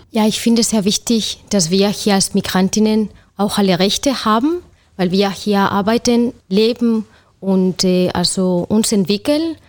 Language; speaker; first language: German; non-native, fluent; Spanish